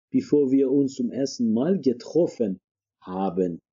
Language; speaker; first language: German; non-native, fluent; Persian